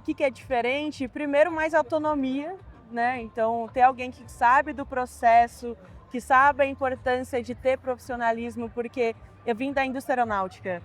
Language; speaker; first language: Portuguese; native; Portuguese